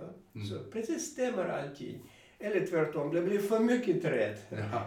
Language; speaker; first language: Swedish; non-native, fluent; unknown